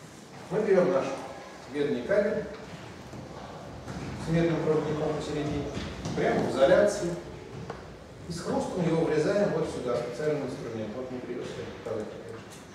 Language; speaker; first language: Russian; native; Russian